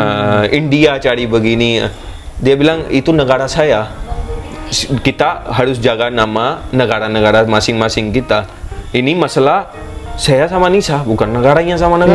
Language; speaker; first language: Indonesian; non-native, fluent; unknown